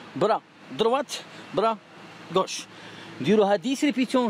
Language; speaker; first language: French; non-native, local second language; Arabic